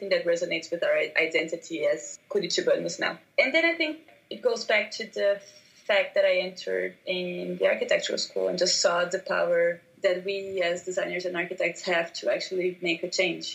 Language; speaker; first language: English; non-native, fluent; Portuguese